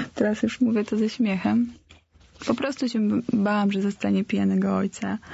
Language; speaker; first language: Polish; native; Polish